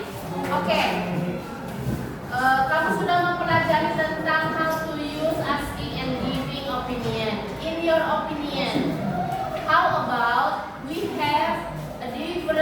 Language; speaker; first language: English; non-native, learner; Indonesian